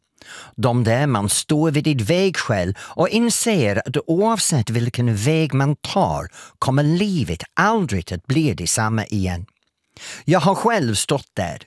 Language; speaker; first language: Swedish; non-native, fluent; English